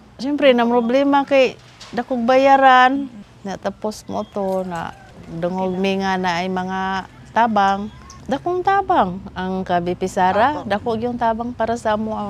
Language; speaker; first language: Cebuano; native; Cebuano